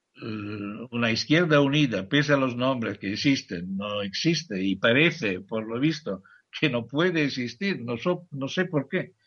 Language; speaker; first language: Spanish; non-native, fluent; Italian